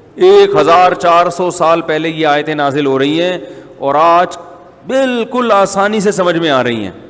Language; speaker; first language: Urdu; native; Urdu